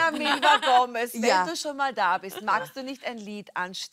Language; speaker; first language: German; native; German